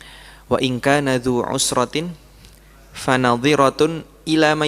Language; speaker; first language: Arabic; non-native, fluent; Indonesian